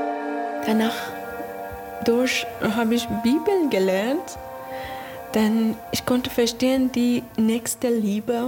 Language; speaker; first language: German; non-native, learner; Persian